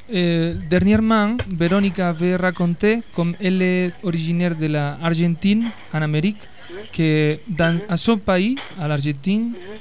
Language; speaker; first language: French; non-native, fluent; Spanish